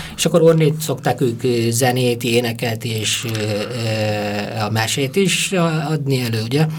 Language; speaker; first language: Hungarian; non-native, fluent; Tamil